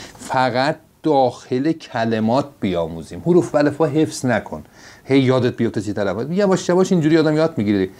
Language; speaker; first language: Persian; non-native, local second language; Azerbaijani